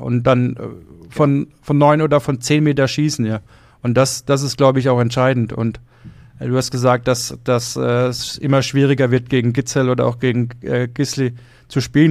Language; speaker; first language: German; native; German